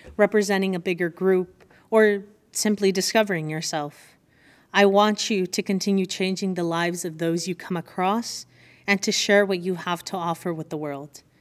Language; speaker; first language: English; early bilingual, other home language; Spanish